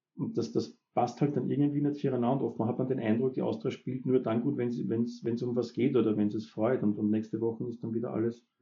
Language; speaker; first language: German; native; German